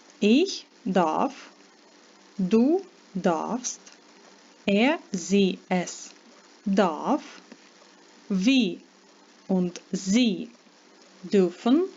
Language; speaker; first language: German; non-native, fluent; Ukrainian